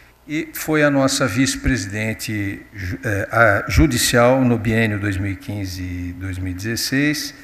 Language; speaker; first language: Portuguese; native; Portuguese